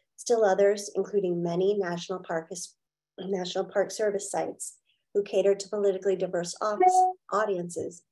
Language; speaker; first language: English; native; English